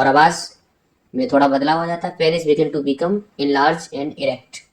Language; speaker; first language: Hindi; native; Hindi